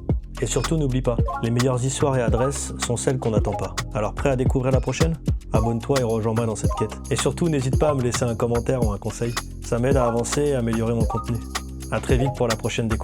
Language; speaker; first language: French; native; French